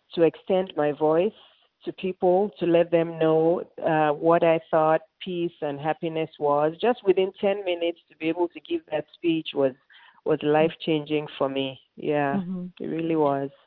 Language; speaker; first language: English; non-native, local second language; Yoruba